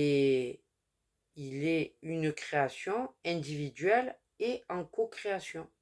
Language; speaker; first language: French; native; French